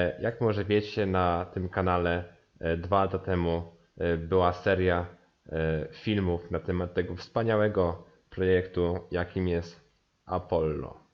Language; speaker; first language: Polish; native; Polish